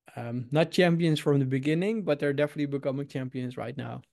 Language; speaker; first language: English; non-native, fluent; Dutch